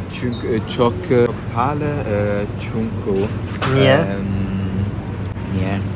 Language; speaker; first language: Turkish; non-native, learner; Italian